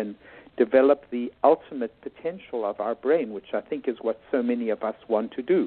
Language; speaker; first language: English; native; English